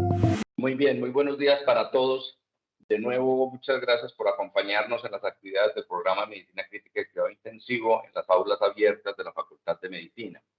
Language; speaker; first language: Spanish; native; Spanish